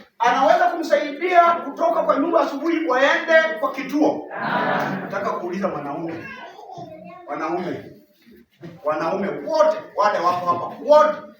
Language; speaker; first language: Swahili; non-native, local second language; Luyia